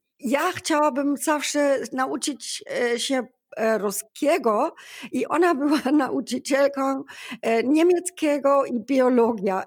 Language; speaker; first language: Polish; non-native, learner; German